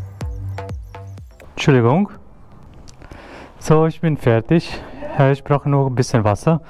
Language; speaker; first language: German; non-native, learner; Urdu